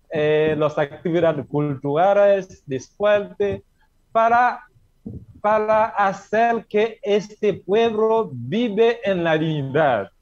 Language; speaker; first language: Spanish; non-native, learner; Haitian Creole